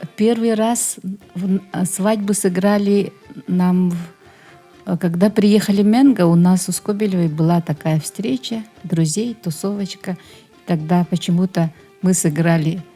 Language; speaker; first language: Russian; non-native, local second language; Yakut